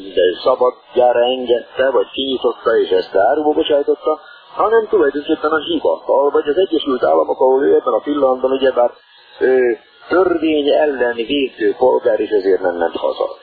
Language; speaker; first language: Hungarian; native; Hungarian